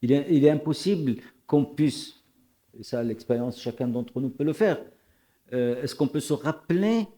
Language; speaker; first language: French; non-native, local second language; Arabic